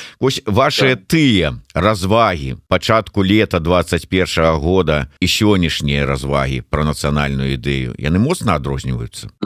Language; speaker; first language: Belarusian; non-native, local second language; Russian